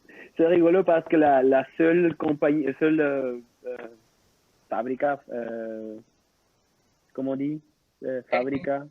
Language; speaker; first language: French; non-native, local second language; Spanish